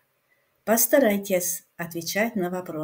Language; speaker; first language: Russian; non-native, fluent; Hungarian